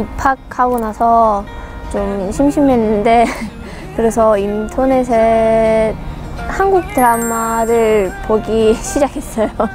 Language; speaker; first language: Korean; non-native, fluent; Russian